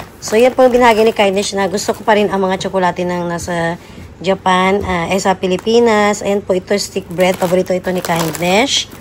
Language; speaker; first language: Filipino; native; Filipino